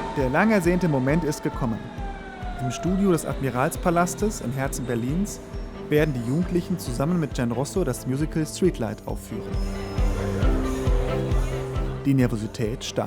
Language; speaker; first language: German; native; German